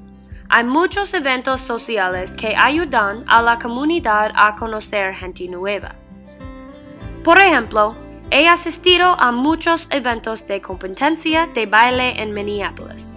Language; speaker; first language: Spanish; non-native, learner; English